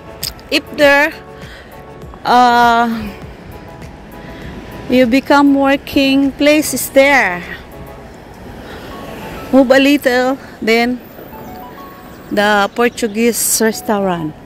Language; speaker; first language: English; non-native, local second language; Filipino